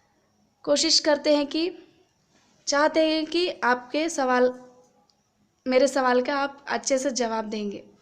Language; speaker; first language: Hindi; non-native, local second language; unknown